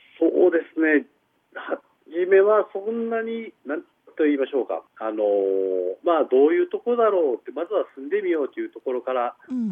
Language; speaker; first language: Japanese; native; Japanese